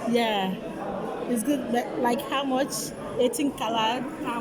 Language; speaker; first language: English; non-native, learner; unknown